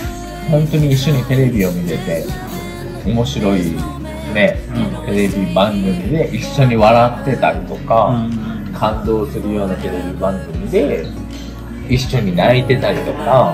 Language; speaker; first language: Japanese; native; Japanese